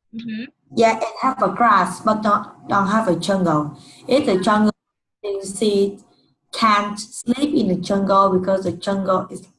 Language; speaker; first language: English; non-native, learner; Vietnamese